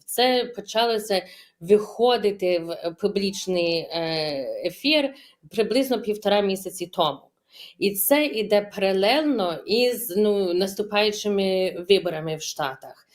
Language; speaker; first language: Ukrainian; early bilingual, heritage; Ukrainian